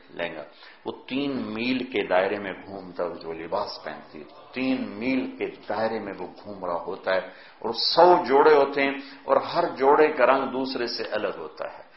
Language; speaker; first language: Urdu; non-native, local second language; Punjabi